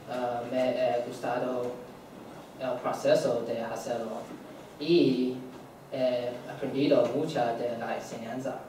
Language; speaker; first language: Spanish; non-native, learner; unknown